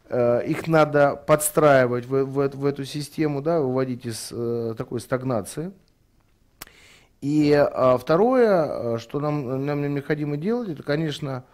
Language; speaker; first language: Russian; native; Russian